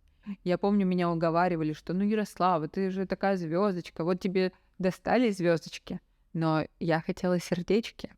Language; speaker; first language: Russian; native; Russian